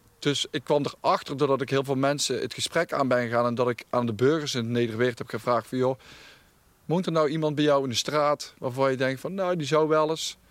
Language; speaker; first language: Dutch; native; Dutch